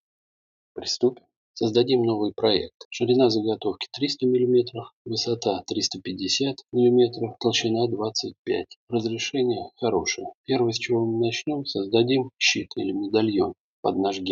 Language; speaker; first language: Russian; native; Russian